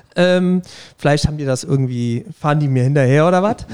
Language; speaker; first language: German; native; German